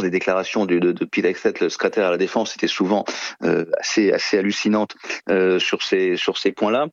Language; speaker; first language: French; native; French